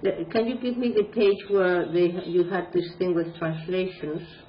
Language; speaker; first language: English; non-native, fluent; Spanish